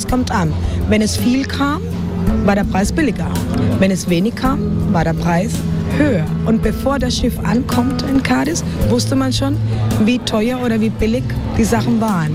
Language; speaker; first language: German; non-native, fluent; Spanish